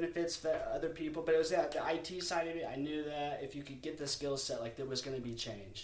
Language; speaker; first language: English; native; English